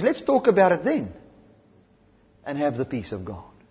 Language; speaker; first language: English; non-native, local second language; Afrikaans